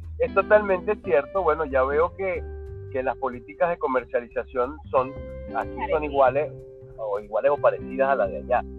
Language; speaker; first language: Spanish; early bilingual, other home language; Italian